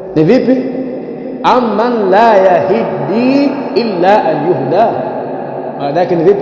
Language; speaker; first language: Swahili; native; Swahili